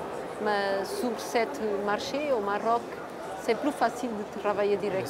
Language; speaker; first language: French; non-native, fluent; Portuguese